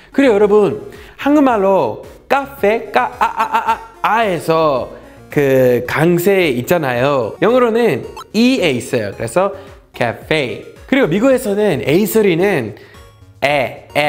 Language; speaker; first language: Korean; non-native, fluent; English